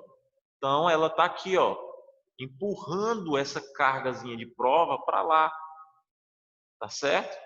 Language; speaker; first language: Portuguese; native; Portuguese